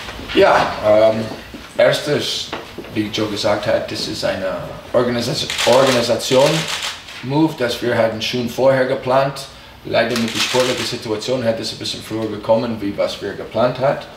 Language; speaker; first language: German; non-native, fluent; English